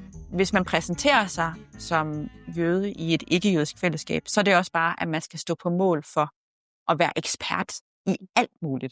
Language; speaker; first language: Danish; native; Danish